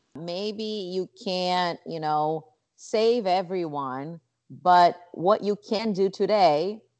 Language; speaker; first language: English; non-native, fluent; Portuguese